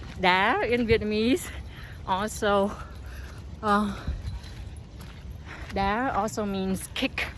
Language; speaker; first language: English; non-native, fluent; Vietnamese